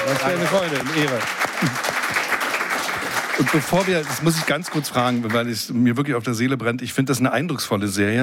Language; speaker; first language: German; native; German